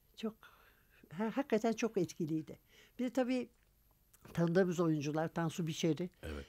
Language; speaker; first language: Turkish; native; Turkish